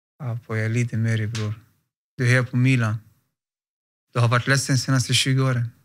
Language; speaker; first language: Swedish; native; Swedish